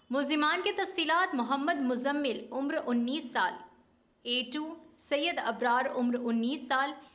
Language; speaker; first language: Urdu; native; Urdu